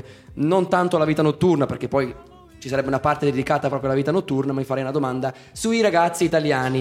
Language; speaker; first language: Italian; native; Italian